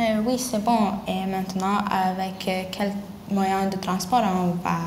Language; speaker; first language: French; non-native, learner; Lithuanian